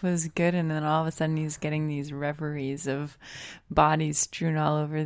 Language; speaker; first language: English; native; English